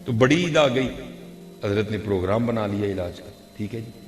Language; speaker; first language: Urdu; non-native, local second language; Punjabi